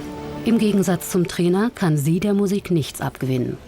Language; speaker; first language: German; native; German